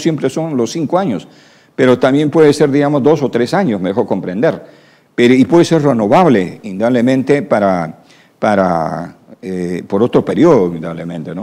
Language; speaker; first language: Spanish; native; Spanish